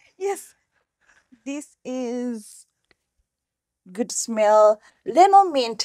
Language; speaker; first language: English; non-native, learner; Japanese